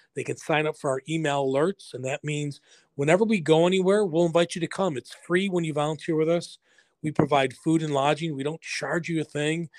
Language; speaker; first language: English; native; English